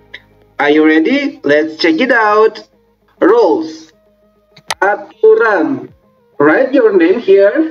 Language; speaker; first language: English; non-native, learner; Indonesian